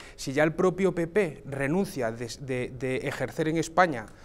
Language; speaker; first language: Spanish; native; Spanish